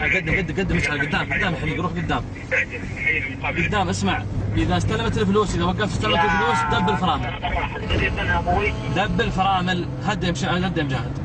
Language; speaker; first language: Arabic; native; Arabic